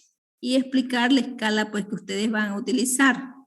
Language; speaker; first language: Spanish; native; Spanish